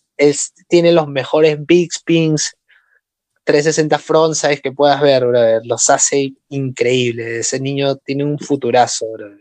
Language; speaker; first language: Spanish; native; Spanish